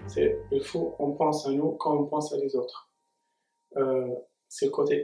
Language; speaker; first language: French; non-native, local second language; Arabic